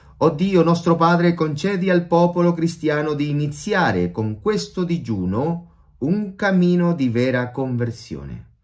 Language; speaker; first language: Italian; non-native, fluent; Spanish